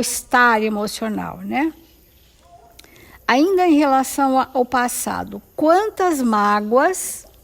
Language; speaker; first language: Portuguese; native; Portuguese